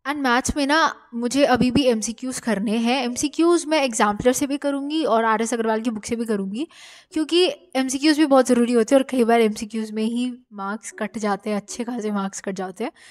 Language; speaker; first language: Hindi; non-native, local second language; Bangla